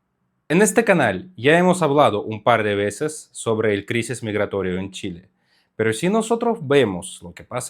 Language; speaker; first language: Spanish; non-native, fluent; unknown